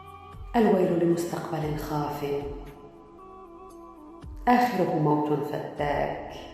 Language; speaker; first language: Arabic; non-native, local second language; Kurdish